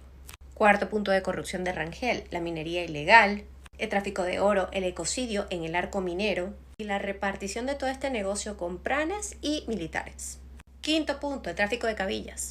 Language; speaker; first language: Spanish; native; Spanish